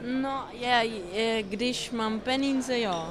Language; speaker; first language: Czech; non-native, learner; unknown